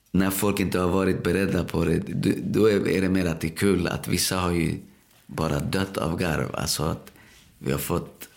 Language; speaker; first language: Swedish; early bilingual, other home language; Spanish